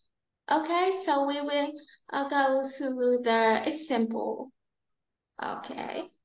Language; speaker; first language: English; non-native, learner; Vietnamese